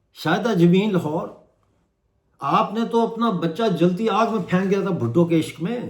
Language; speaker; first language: Urdu; non-native, local second language; Punjabi